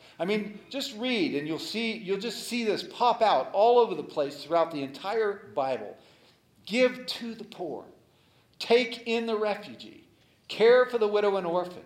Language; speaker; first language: English; native; English